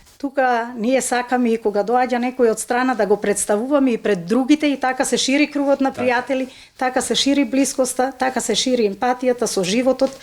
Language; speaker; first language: Macedonian; native; Macedonian